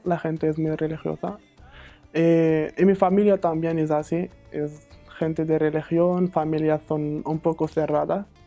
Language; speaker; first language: Spanish; non-native, fluent; Arabic